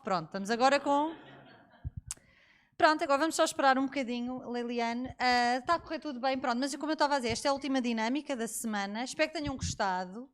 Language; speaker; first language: Portuguese; native; Portuguese